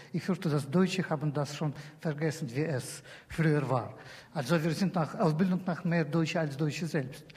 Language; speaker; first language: German; non-native, learner; Russian